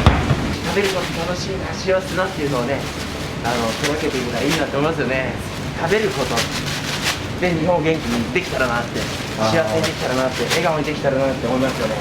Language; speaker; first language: Japanese; native; Japanese